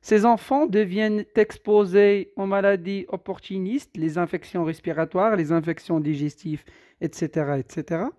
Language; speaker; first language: French; non-native, local second language; Arabic